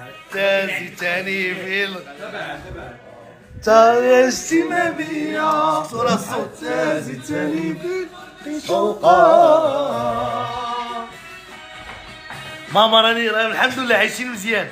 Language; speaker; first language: Arabic; native; Arabic